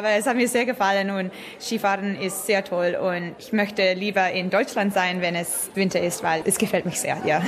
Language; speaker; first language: German; non-native, learner; English